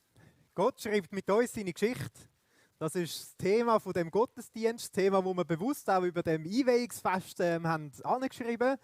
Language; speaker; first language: German; native; German